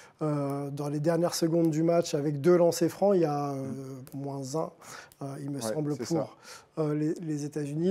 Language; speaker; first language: French; native; French